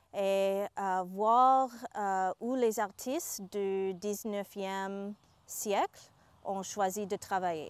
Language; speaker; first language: French; non-native, fluent; English